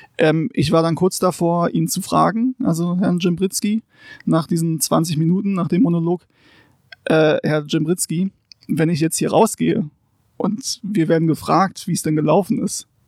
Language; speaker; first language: German; non-native, local second language; Ladin